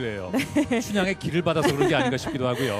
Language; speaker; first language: Korean; native; Korean